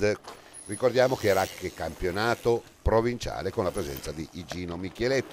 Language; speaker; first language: Italian; native; Italian